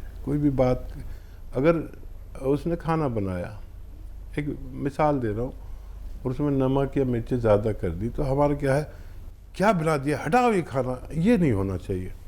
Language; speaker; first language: Hindi; native; Hindi